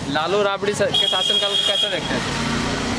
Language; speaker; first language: Hindi; native; Hindi